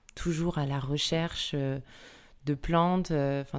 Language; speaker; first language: French; native; French